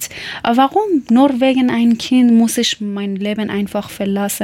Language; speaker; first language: German; non-native, learner; Persian